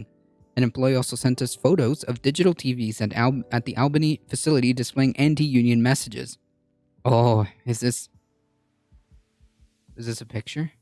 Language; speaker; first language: English; native; English